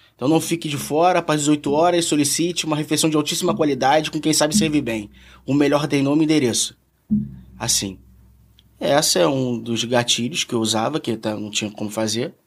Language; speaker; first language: Portuguese; native; Portuguese